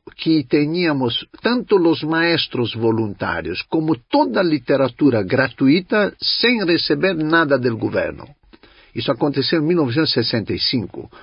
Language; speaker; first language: Spanish; non-native, learner; Greek